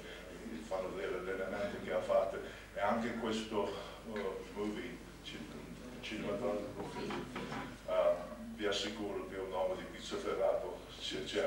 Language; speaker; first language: Italian; non-native, local second language; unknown